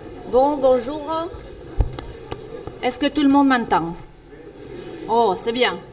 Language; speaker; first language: French; non-native, fluent; Spanish